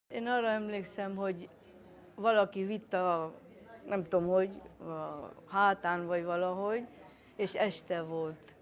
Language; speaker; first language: Hungarian; early bilingual, heritage; Hungarian